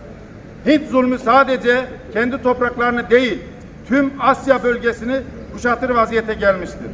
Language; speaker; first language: Turkish; native; Turkish